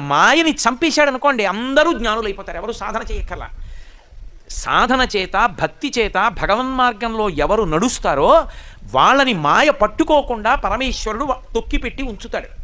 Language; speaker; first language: Telugu; native; Telugu